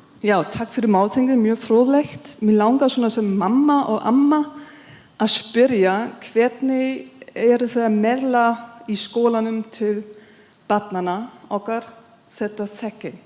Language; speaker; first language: Icelandic; non-native, learner; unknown